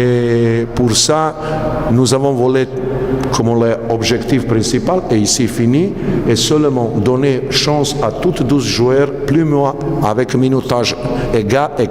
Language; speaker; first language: French; non-native, learner; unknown